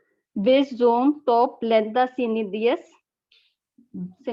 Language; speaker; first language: Turkish; non-native, learner; Urdu